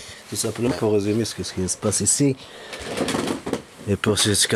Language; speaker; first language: French; non-native, learner; Arabic